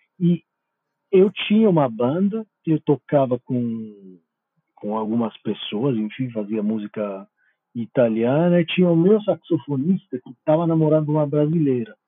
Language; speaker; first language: Portuguese; non-native, fluent; Italian